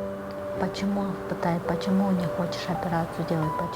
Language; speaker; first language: Russian; native; Russian